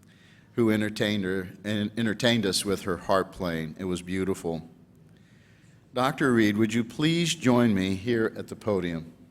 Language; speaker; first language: English; native; English